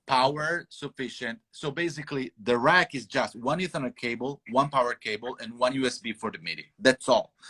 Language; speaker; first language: English; non-native, fluent; Italian